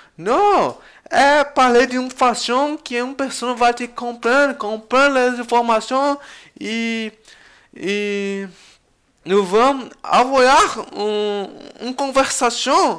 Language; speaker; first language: French; non-native, learner; Portuguese